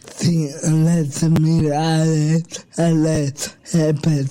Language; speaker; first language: Catalan; non-native, local second language; Spanish